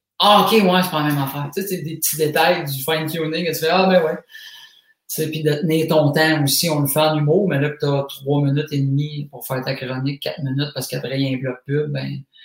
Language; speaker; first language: French; native; French